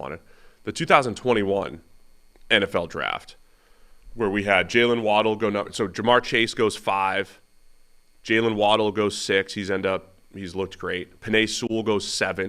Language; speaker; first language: English; native; English